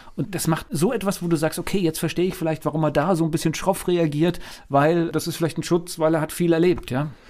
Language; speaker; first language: German; native; German